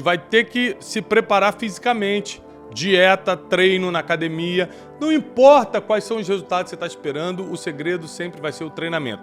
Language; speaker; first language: Portuguese; native; Portuguese